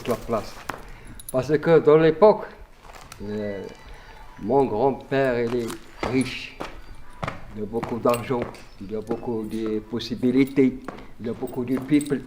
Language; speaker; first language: French; non-native, learner; Arabic